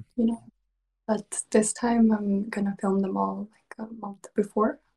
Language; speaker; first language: English; non-native, fluent; Swedish